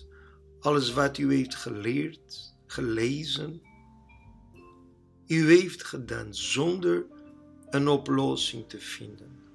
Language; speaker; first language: Dutch; non-native, learner; Portuguese